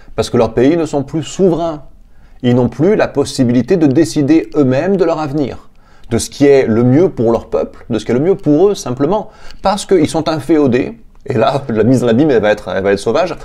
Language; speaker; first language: French; native; French